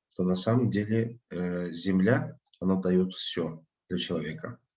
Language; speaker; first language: Russian; non-native, local second language; Kazakh